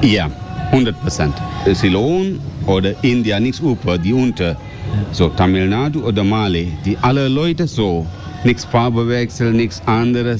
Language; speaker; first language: German; non-native, learner; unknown